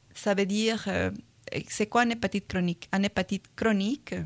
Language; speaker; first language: French; non-native, fluent; Spanish